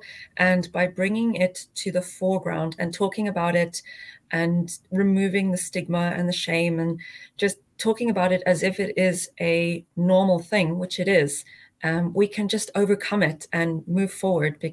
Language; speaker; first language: English; native; English